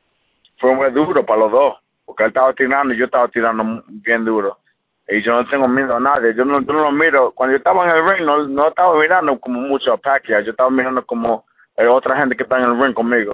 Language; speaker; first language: Spanish; early bilingual, heritage; English